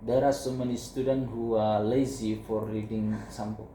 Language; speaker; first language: English; non-native, learner; Indonesian